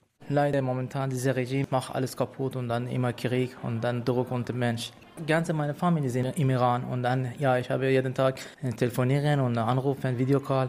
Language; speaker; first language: German; non-native, learner; Persian